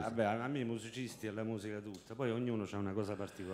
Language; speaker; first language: Italian; native; Italian